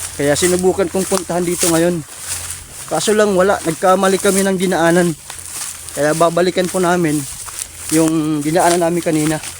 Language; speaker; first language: Filipino; non-native, local second language; Waray